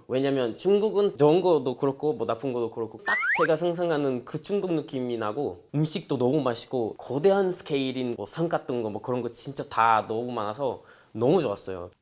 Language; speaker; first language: Korean; non-native, fluent; Portuguese